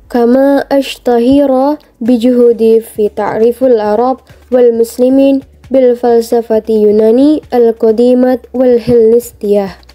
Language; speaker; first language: Arabic; non-native, learner; Indonesian